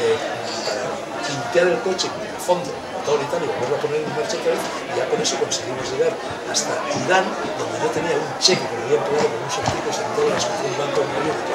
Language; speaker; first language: Spanish; native; Spanish